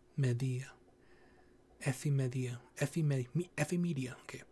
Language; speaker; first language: Greek; non-native, learner; English